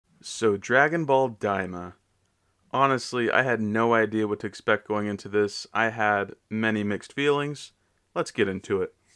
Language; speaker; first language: English; native; English